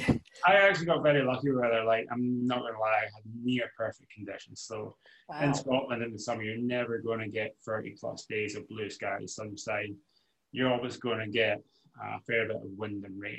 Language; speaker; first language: English; native; English